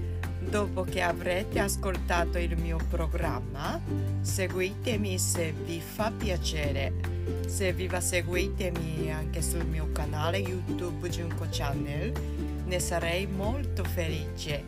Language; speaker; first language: Italian; non-native, fluent; Japanese